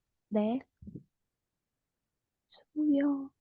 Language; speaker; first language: Korean; non-native, learner; Indonesian